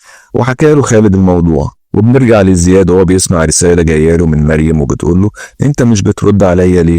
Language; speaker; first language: Arabic; native; Arabic